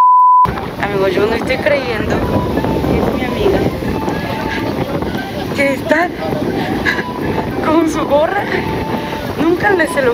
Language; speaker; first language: Spanish; non-native, fluent; Korean